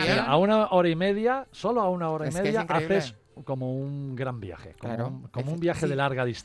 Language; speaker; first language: Spanish; native; Spanish